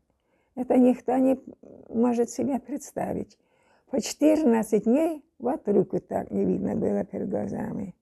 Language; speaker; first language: Russian; non-native, local second language; German